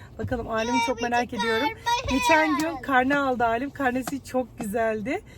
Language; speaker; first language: Turkish; native; Turkish